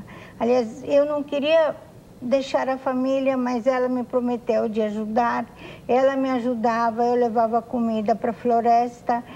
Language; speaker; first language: Portuguese; non-native, fluent; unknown